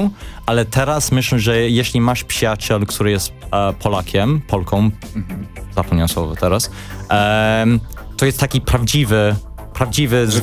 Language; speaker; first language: Polish; non-native, learner; English